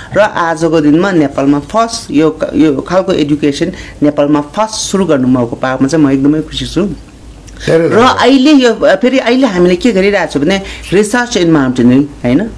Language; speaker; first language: Nepali; non-native, local second language; Sherpa